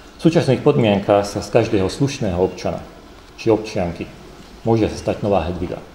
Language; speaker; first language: Slovak; non-native, local second language; Hungarian